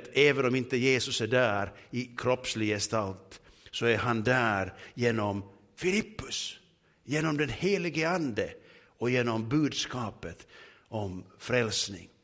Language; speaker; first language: Swedish; native; Swedish